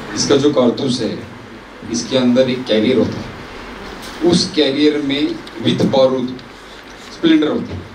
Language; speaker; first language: Hindi; non-native, local second language; Marathi